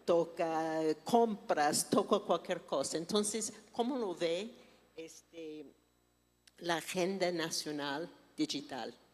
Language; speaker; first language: Spanish; non-native, fluent; English